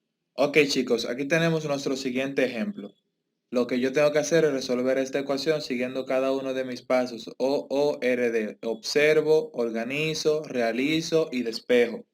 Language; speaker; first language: Spanish; native; Spanish